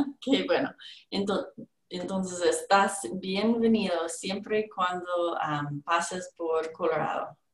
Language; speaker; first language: Spanish; non-native, learner; English